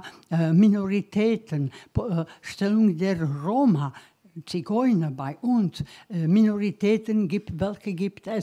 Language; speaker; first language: German; non-native, learner; Czech